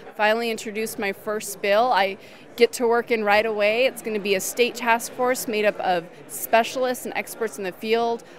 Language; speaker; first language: English; native; English